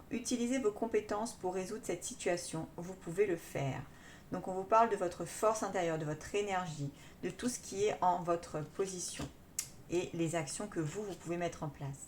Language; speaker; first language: French; native; French